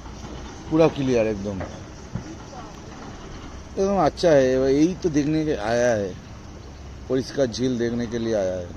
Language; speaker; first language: Hindi; non-native, local second language; Bangla